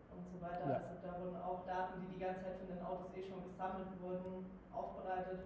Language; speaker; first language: German; native; German